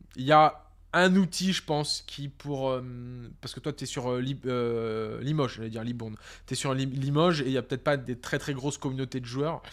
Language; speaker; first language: French; native; French